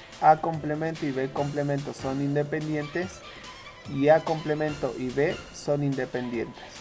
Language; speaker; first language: Spanish; native; Spanish